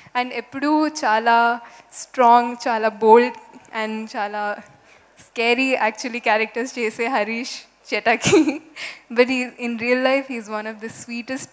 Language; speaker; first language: Telugu; non-native, fluent; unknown